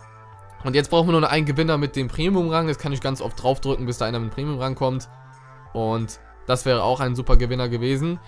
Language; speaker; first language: German; native; German